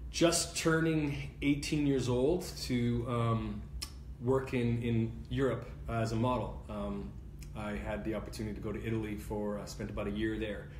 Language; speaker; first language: English; native; English